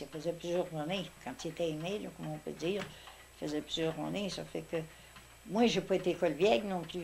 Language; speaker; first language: French; native; French